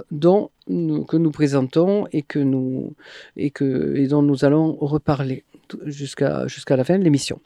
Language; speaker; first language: French; native; French